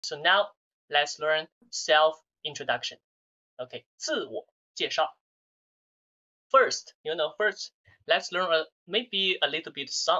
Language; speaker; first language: English; non-native, learner; Chinese